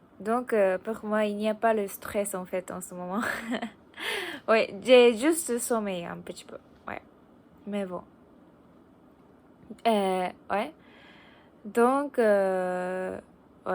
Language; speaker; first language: French; non-native, learner; Japanese